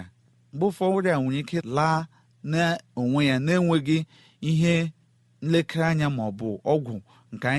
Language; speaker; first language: Igbo; native; Igbo